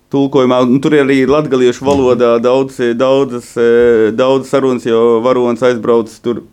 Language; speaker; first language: Latvian; native; Latvian